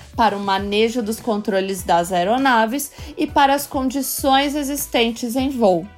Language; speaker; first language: Portuguese; native; Portuguese